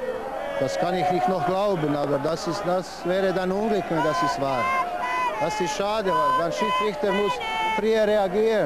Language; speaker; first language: German; non-native, learner; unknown